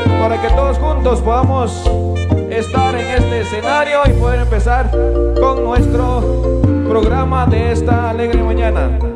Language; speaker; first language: Spanish; non-native, local second language; Kaqchikel